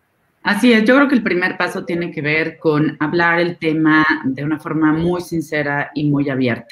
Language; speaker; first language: Spanish; native; Spanish